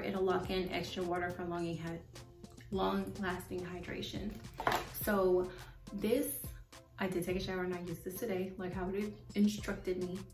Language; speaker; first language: English; native; English